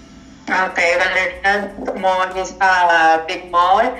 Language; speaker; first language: English; non-native, learner; Spanish